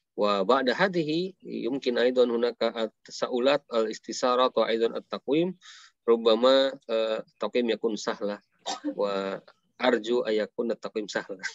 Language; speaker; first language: Arabic; non-native, fluent; Indonesian